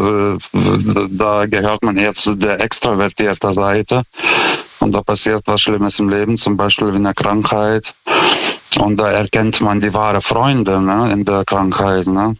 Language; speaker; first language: German; native; German